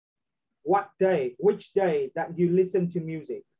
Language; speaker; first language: English; non-native, fluent; Vietnamese